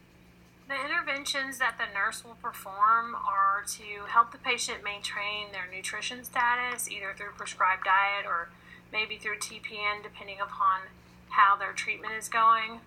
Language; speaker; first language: English; native; English